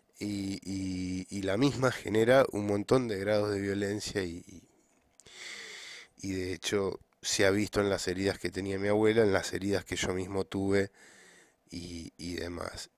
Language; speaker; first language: Spanish; native; Spanish